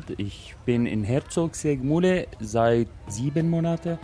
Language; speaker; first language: German; non-native, learner; Arabic